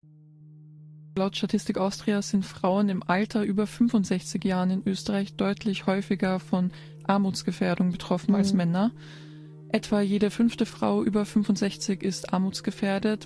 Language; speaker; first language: German; native; German